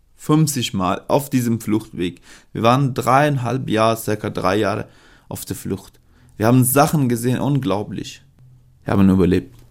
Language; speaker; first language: German; non-native, fluent; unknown